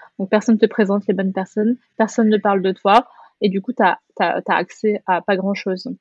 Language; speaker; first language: French; native; French